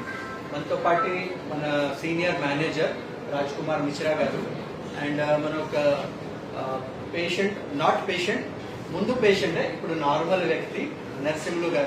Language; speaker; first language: Telugu; non-native, fluent; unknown